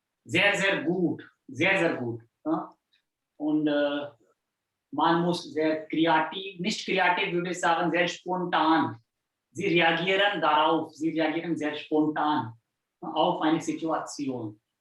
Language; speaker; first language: German; non-native, fluent; Hindi